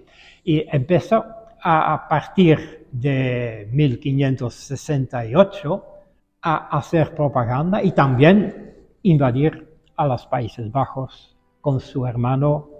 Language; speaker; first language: Spanish; non-native, fluent; Dutch